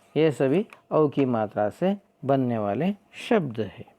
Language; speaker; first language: Hindi; non-native, local second language; Kannada